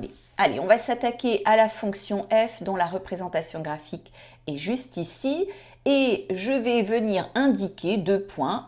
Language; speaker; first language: French; native; French